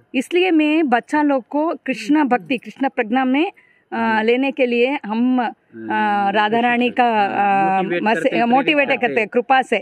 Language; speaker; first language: Hindi; non-native, local second language; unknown